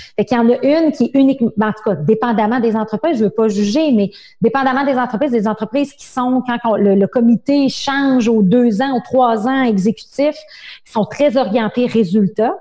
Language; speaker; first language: French; native; French